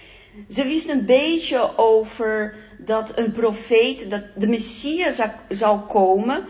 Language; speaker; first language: Dutch; non-native, fluent; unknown